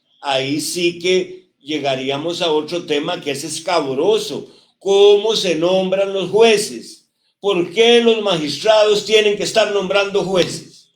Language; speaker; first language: Spanish; native; Spanish